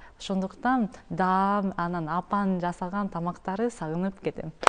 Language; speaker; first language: Kyrgyz; non-native, learner; Japanese